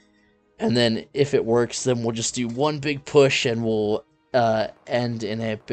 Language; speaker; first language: English; native; English